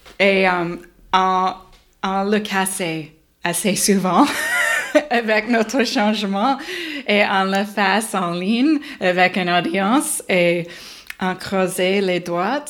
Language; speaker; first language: French; non-native, learner; English